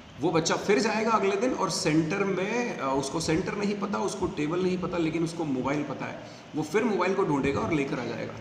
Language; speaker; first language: Hindi; native; Hindi